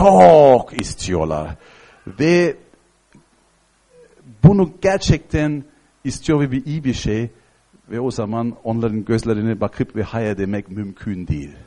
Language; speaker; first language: Turkish; non-native, fluent; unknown